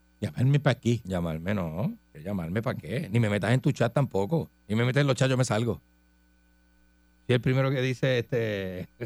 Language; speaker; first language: Spanish; native; Spanish